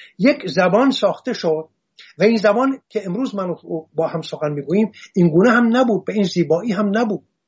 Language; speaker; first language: Persian; non-native, local second language; Assyrian Neo-Aramaic